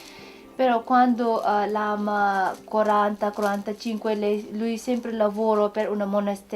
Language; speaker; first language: Italian; non-native, learner; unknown